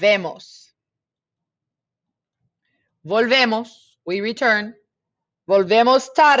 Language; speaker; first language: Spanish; non-native, fluent; English